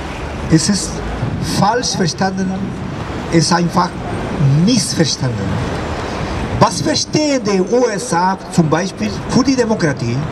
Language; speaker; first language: German; non-native, fluent; Spanish